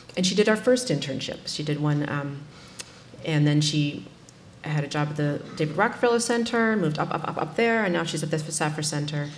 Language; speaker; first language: English; native; English